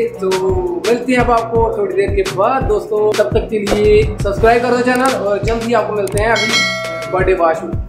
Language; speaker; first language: Hindi; non-native, local second language; Dogri